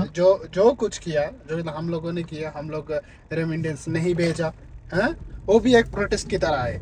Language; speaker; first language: Hindi; non-native, learner; Bangla